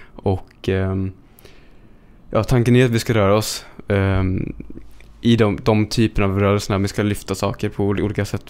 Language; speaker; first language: Swedish; native; Swedish